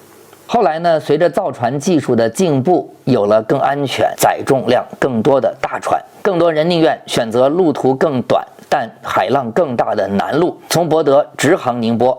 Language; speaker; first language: Chinese; native; Chinese